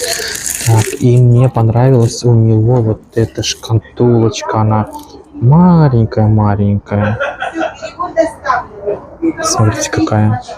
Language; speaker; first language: Russian; native; Russian